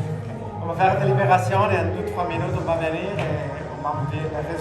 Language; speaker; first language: French; non-native, fluent; Spanish